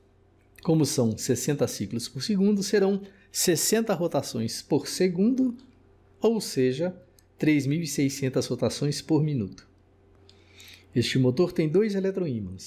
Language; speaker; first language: Portuguese; native; Portuguese